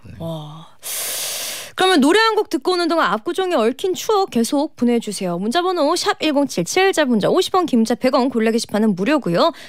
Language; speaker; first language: Korean; native; Korean